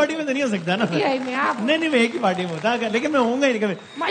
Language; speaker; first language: Urdu; native; Urdu